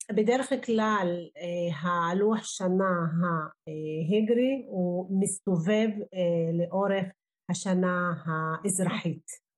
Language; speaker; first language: Hebrew; non-native, local second language; Arabic